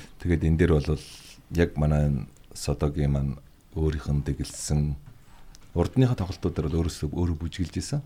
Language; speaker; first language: Mongolian; native; Mongolian